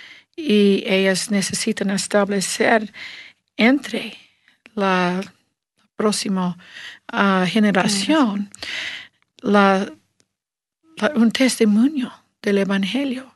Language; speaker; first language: Spanish; non-native, learner; English